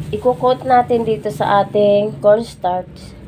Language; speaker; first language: Filipino; non-native, local second language; Cebuano